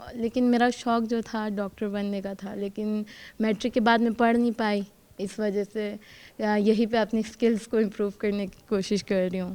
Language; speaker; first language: Urdu; non-native, local second language; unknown